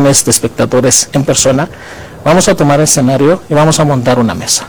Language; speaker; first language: Spanish; non-native, fluent; Greek